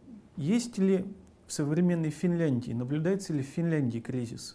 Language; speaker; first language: Russian; native; Russian